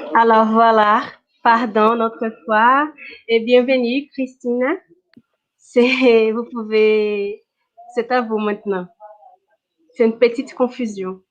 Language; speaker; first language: French; non-native, fluent; Portuguese